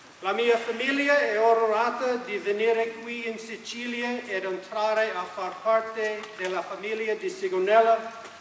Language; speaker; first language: Italian; non-native, learner; English